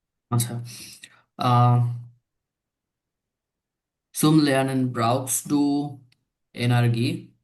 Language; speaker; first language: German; non-native, learner; Bangla